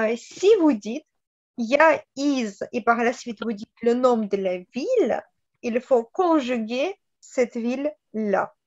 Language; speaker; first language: French; non-native, fluent; Russian